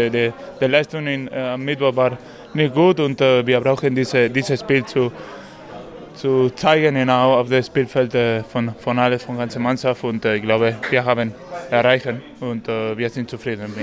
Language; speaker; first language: German; non-native, learner; Spanish